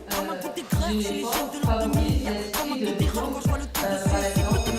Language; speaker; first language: French; non-native, learner; Dutch